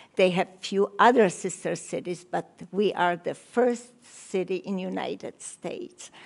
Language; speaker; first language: English; non-native, learner; Polish